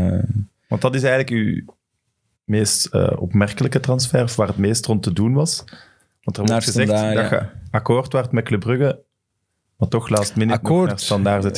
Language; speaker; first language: Dutch; native; Dutch